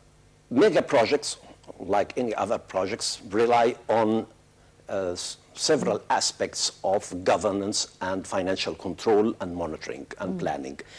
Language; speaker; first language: English; non-native, fluent; Arabic